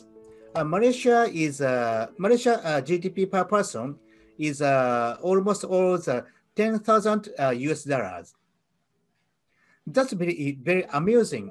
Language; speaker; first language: English; non-native, learner; Japanese